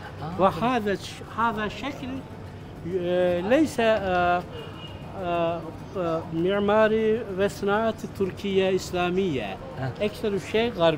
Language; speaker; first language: Arabic; non-native, fluent; Turkish